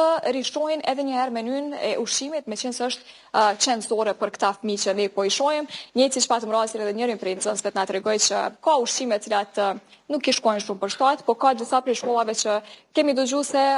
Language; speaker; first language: Albanian; native; Albanian